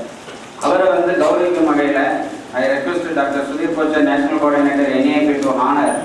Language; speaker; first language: Tamil; native; Tamil